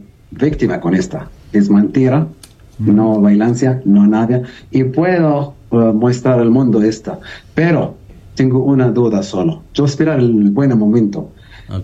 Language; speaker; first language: Spanish; non-native, learner; Arabic